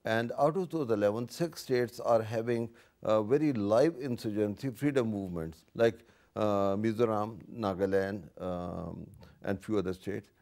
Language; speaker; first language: English; non-native, local second language; Urdu